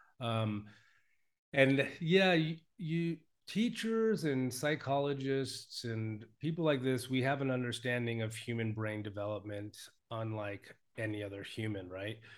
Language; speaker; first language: English; native; English